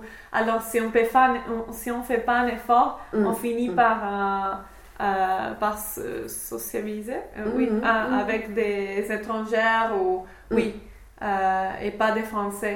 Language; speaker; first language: French; non-native, fluent; English